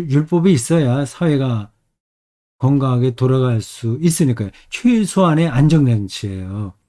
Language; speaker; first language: Korean; native; Korean